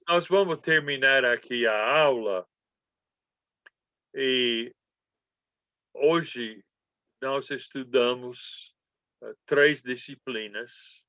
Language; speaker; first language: Portuguese; non-native, fluent; English